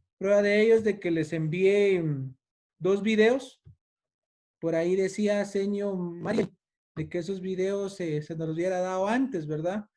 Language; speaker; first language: Spanish; native; Spanish